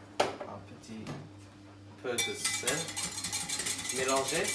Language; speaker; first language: French; non-native, learner; English